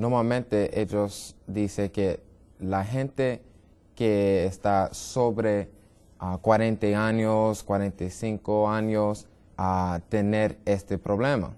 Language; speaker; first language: Spanish; non-native, learner; English